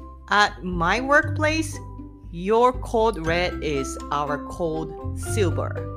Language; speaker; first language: English; non-native, fluent; Japanese